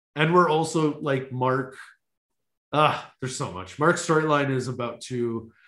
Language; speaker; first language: English; native; English